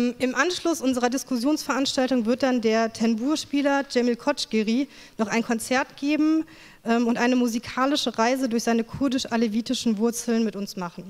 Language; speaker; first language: German; native; German